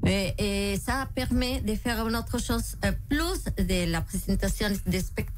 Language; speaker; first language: French; non-native, local second language; Spanish